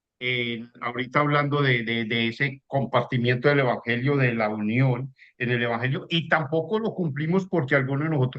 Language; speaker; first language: Spanish; native; Spanish